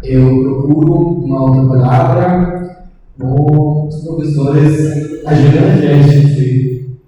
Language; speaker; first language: Portuguese; non-native, learner; Spanish